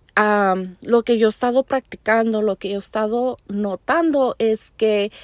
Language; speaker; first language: Spanish; early bilingual, heritage; Spanish